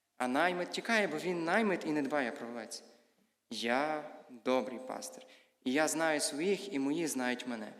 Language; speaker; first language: Ukrainian; native; Ukrainian